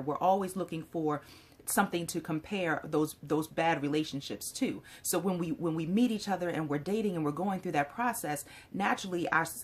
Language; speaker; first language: English; native; English